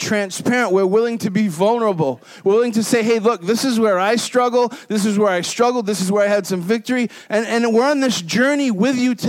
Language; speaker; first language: English; native; English